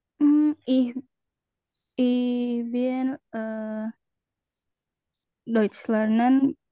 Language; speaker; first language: German; non-native, learner; Indonesian